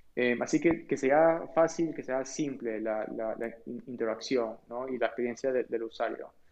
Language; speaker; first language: Spanish; early bilingual, heritage; Spanish